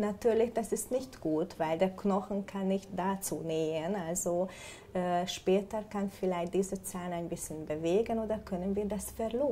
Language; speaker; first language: German; non-native, learner; Hungarian